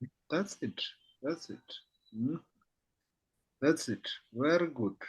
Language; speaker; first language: English; non-native, fluent; Tibetan